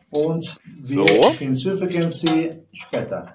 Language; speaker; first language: German; non-native, learner; Spanish